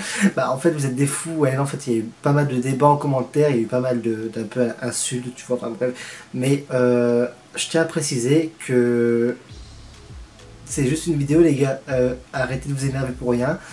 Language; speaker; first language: French; native; French